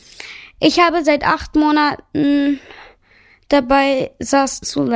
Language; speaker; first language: German; early bilingual, other home language; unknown